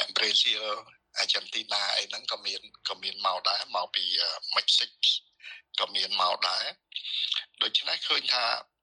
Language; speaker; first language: Khmer; native; Khmer